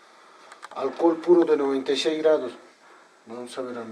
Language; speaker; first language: Spanish; native; Spanish